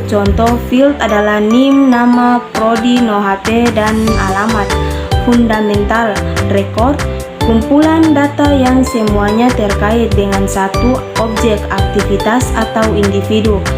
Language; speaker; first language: Indonesian; native; Indonesian